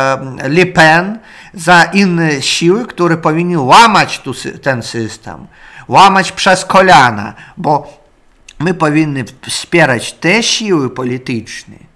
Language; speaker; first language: Polish; non-native, learner; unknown